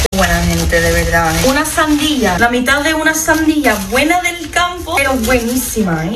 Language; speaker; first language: Spanish; non-native, fluent; English